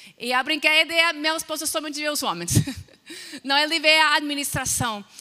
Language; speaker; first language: Portuguese; non-native, fluent; English